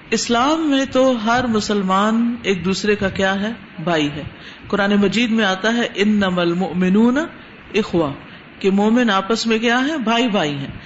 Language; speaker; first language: Urdu; non-native, local second language; Punjabi